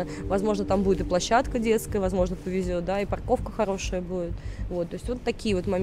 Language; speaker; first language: Russian; native; Russian